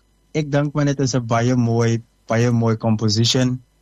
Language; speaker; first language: Afrikaans; native; Afrikaans